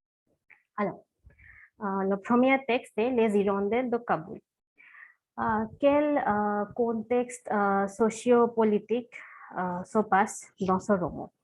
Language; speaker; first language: French; non-native, fluent; Bangla